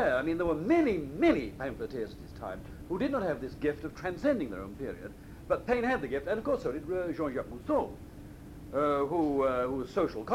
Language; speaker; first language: English; native; English